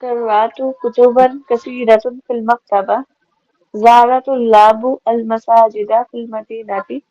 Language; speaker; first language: Arabic; non-native, learner; Urdu